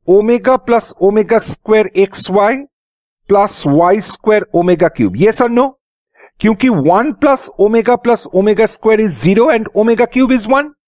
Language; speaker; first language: Hindi; native; Hindi